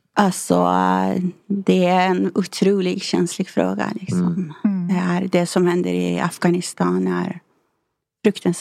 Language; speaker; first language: Swedish; non-native, fluent; Persian